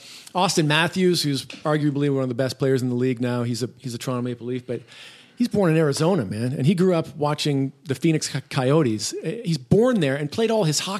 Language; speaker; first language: English; native; English